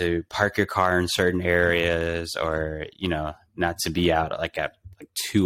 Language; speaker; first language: English; native; English